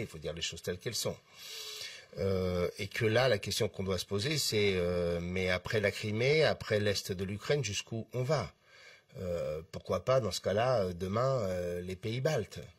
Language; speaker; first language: French; native; French